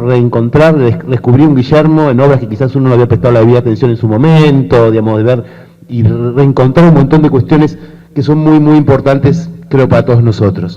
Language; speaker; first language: Spanish; native; Spanish